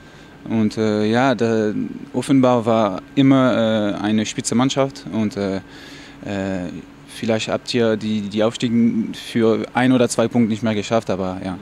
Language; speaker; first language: German; non-native, fluent; French